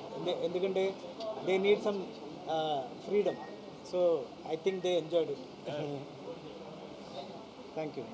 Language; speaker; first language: Telugu; non-native, fluent; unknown